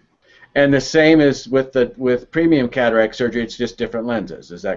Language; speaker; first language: English; native; English